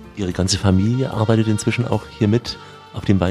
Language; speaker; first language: German; native; German